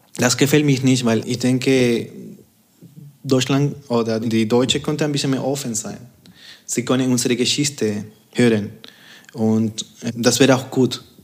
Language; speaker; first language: German; non-native, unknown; Spanish